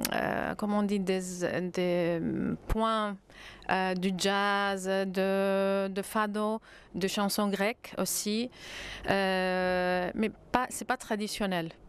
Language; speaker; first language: French; non-native, fluent; Greek